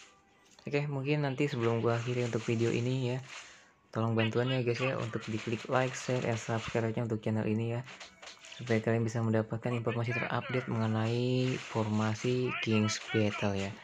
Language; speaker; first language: Indonesian; native; Indonesian